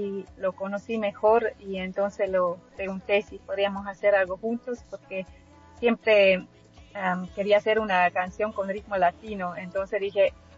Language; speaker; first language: Spanish; non-native, fluent; Swiss German